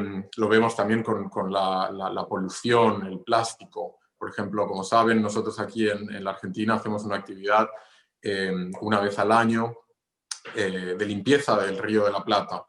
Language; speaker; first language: Spanish; non-native, fluent; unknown